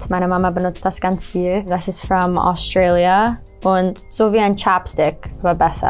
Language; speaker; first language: German; early bilingual, heritage; English